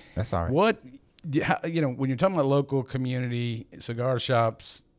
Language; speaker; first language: English; native; English